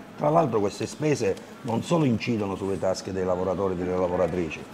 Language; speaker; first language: Italian; native; Italian